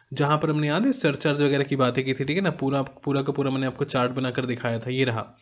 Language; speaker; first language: Hindi; native; Hindi